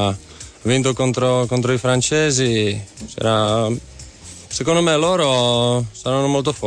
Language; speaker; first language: Italian; non-native, fluent; Czech